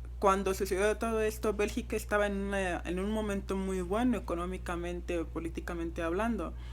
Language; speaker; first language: Spanish; non-native, fluent; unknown